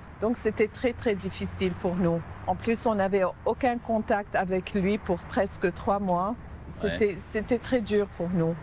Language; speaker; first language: French; non-native, local second language; Arabic